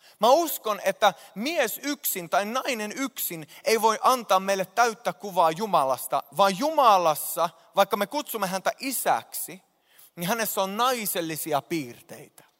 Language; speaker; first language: Finnish; native; Finnish